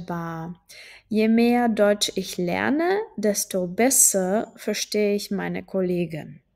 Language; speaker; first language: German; non-native, fluent; Czech